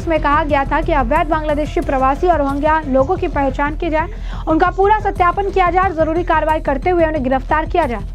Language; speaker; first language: Hindi; native; Hindi